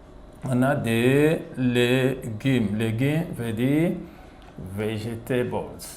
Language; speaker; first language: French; non-native, fluent; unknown